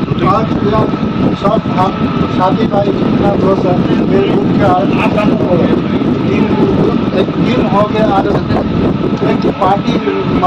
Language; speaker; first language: Hindi; non-native, local second language; Tamil